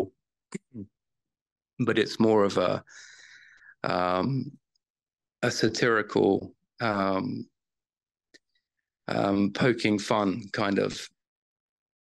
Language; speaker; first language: English; native; English